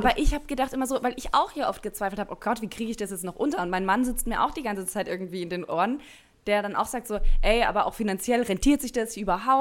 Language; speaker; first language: German; native; German